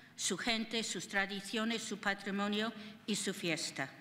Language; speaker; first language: Spanish; non-native, fluent; English